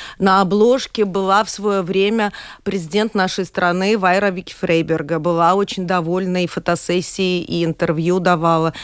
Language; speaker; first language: Russian; native; Russian